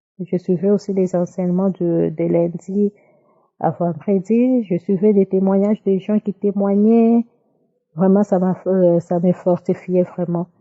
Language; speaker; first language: French; non-native, local second language; Lingala